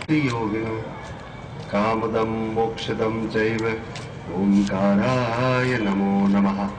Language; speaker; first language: Hindi; non-native, local second language; Marathi